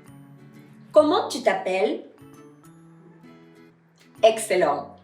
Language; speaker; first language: French; non-native, fluent; Spanish